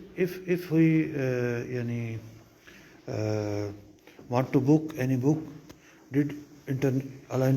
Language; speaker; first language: English; non-native, learner; Urdu